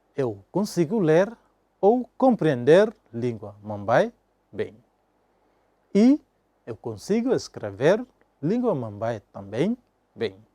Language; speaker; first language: Portuguese; non-native, local second language; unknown